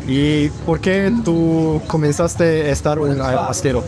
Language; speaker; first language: Spanish; non-native, learner; English